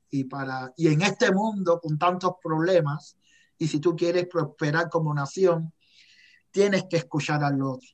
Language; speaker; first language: Spanish; native; Spanish